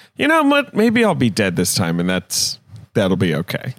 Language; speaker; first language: English; native; English